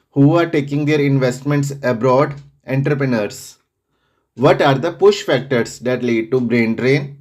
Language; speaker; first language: English; non-native, local second language; Punjabi